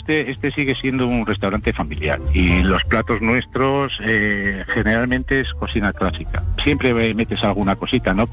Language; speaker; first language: Spanish; native; Spanish